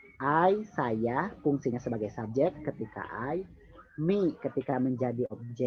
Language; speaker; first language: Indonesian; native; Indonesian